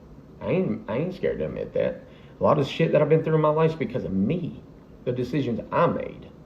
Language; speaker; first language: English; native; English